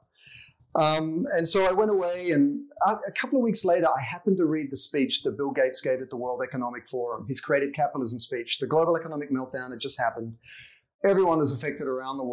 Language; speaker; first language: English; native; English